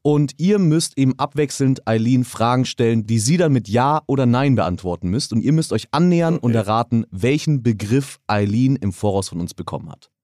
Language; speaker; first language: German; native; German